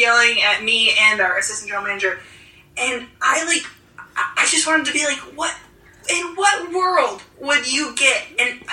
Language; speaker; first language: English; native; English